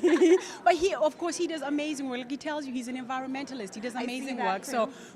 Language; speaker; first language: English; non-native, local second language; Tswana